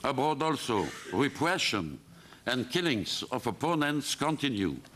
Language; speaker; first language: English; non-native, fluent; French